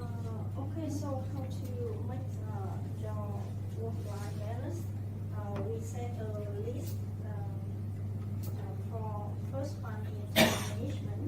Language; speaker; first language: English; non-native, learner; Vietnamese